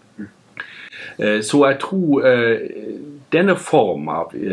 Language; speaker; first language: Norwegian; non-native, fluent; German